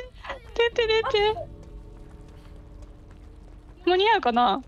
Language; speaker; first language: Japanese; native; Japanese